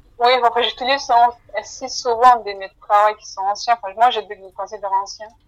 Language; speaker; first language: French; non-native, fluent; Mongolian